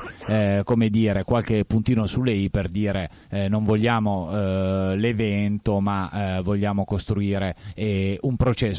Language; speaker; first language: Italian; native; Italian